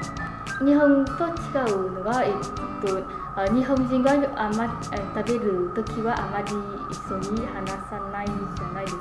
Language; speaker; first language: Japanese; non-native, learner; Vietnamese